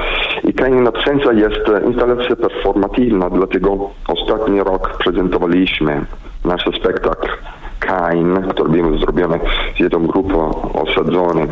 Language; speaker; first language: Polish; non-native, learner; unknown